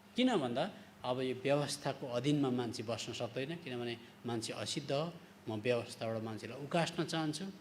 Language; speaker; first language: Nepali; native; Nepali